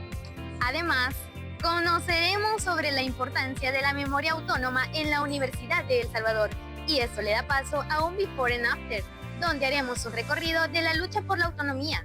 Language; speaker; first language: Spanish; native; Spanish